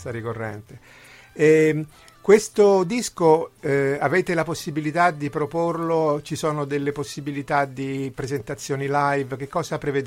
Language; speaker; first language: Italian; native; Italian